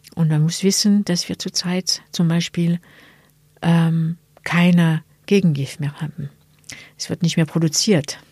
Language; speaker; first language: German; non-native, fluent; French